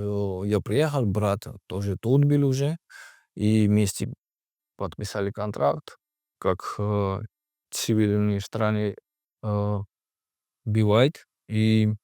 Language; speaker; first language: Russian; non-native, learner; Georgian